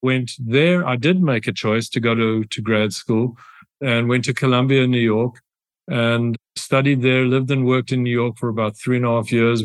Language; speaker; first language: English; native; English